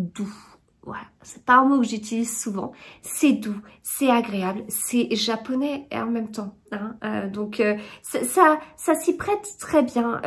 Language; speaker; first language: French; native; French